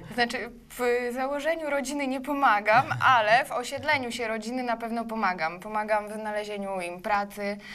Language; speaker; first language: Polish; early bilingual, other home language; Ukrainian